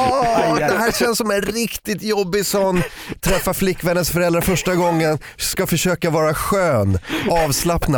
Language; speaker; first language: Swedish; native; Swedish